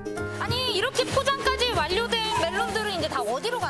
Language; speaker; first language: Korean; native; Korean